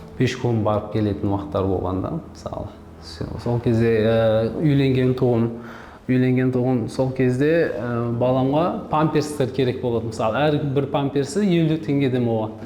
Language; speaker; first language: Kazakh; non-native, local second language; Uzbek